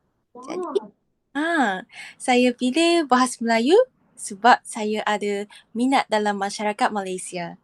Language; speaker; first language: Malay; non-native, fluent; Japanese